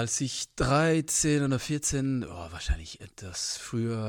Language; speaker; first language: German; non-native, fluent; French